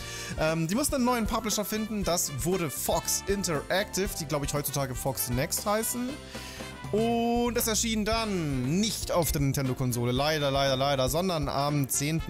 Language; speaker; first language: German; native; German